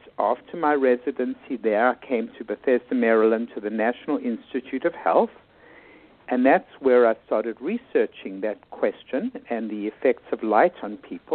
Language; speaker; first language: English; native; English